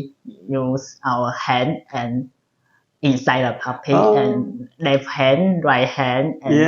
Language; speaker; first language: English; non-native, learner; Chinese